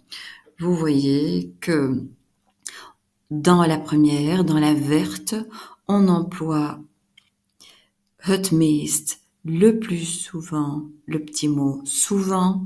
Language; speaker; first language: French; non-native, fluent; Dutch